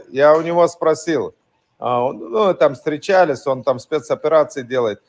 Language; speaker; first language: Russian; non-native, fluent; Lithuanian